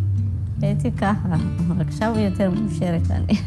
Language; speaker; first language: Hebrew; non-native, fluent; Amharic